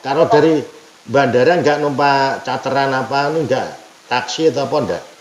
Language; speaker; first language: Indonesian; non-native, local second language; Javanese